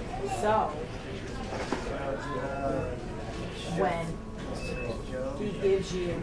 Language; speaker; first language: English; native; English